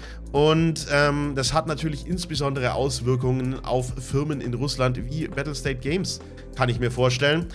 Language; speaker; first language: German; native; German